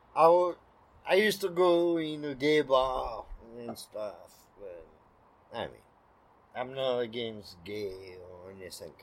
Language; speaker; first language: English; non-native, learner; French